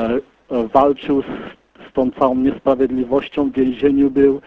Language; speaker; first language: Polish; early bilingual, heritage; Polish